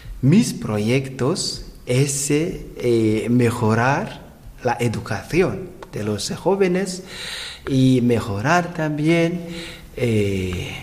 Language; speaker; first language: Spanish; non-native, learner; Rundi